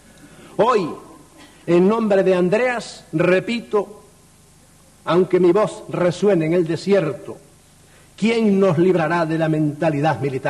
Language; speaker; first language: Spanish; native; Spanish